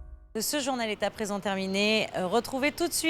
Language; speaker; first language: French; native; French